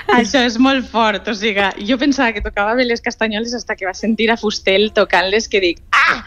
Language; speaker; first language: Catalan; native; Catalan